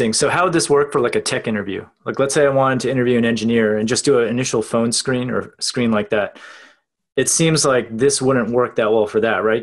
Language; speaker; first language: English; native; English